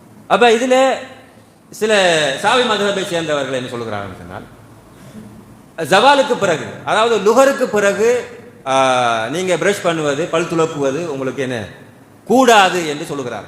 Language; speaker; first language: Tamil; native; Tamil